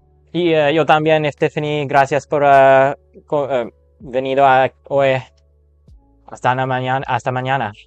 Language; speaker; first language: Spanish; non-native, learner; English